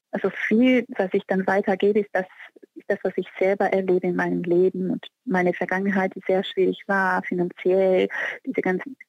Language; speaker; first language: German; non-native, fluent; Portuguese